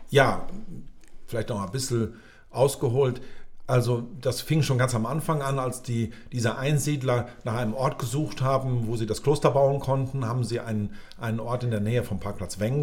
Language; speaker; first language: German; native; German